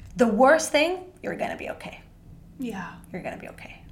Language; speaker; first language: English; non-native, fluent; Spanish